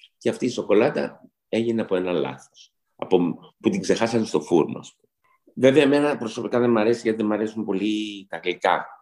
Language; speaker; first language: Greek; early bilingual, heritage; Greek